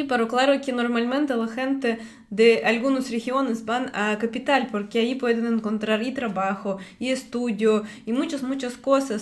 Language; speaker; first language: Spanish; non-native, fluent; Russian